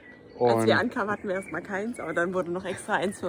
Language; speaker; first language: German; native; German